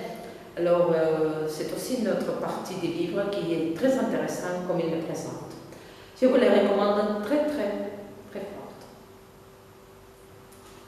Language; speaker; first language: French; non-native, fluent; Catalan